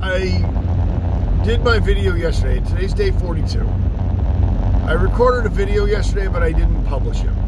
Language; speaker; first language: English; native; English